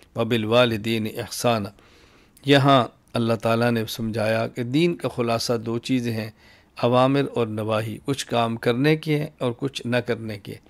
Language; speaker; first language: Urdu; native; Urdu